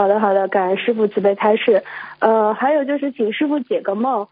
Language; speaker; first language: Chinese; native; Chinese